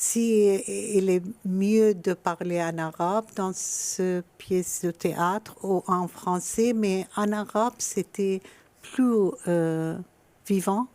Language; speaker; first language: French; non-native, fluent; Arabic